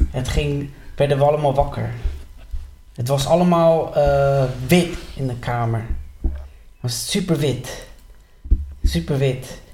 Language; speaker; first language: Dutch; early bilingual, other home language; Spanish